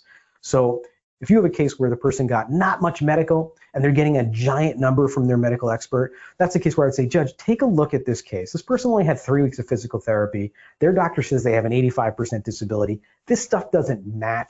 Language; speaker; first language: English; native; English